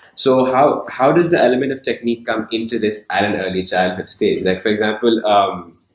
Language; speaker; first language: English; non-native, local second language; Urdu